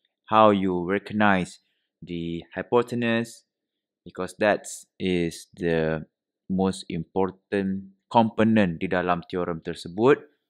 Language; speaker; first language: English; non-native, local second language; Malay